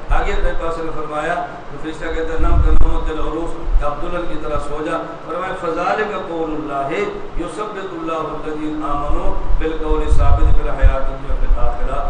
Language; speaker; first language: Urdu; non-native, local second language; Punjabi